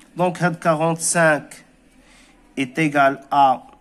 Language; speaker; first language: French; non-native, local second language; Arabic